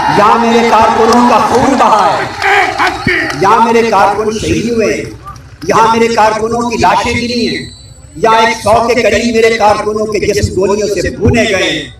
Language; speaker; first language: Urdu; non-native, local second language; Punjabi